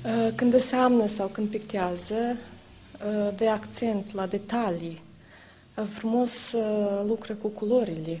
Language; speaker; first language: Romanian; non-native, local second language; Serbian